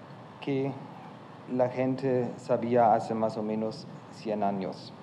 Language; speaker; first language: Spanish; non-native, fluent; German